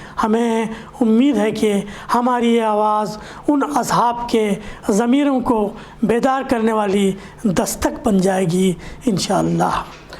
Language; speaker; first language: Urdu; native; Urdu